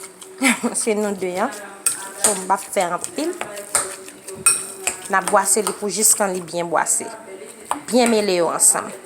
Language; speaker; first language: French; non-native, local second language; Haitian Creole